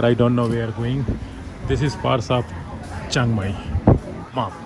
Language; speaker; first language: English; non-native, learner; Urdu